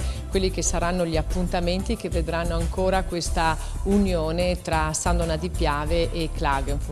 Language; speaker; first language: Italian; native; Italian